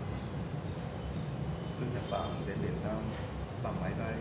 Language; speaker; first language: Vietnamese; non-native, learner; Japanese